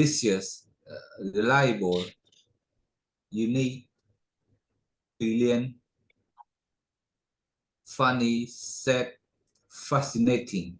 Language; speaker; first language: English; non-native, learner; Khmer